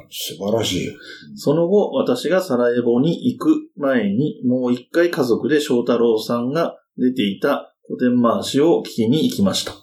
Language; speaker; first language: Japanese; native; Japanese